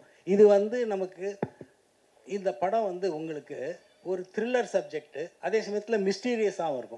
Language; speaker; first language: Tamil; native; Tamil